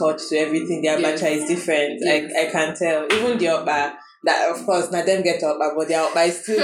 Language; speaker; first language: English; non-native, local second language; Igbo